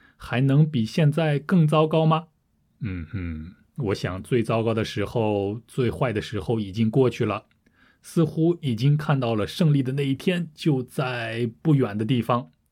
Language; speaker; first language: Chinese; native; Chinese